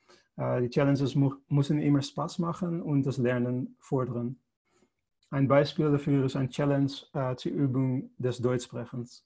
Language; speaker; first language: German; non-native, fluent; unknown